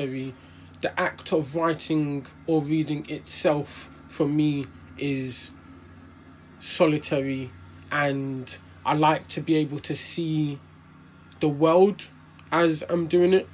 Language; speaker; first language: English; native; English